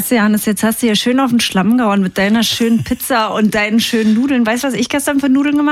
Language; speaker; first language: German; native; German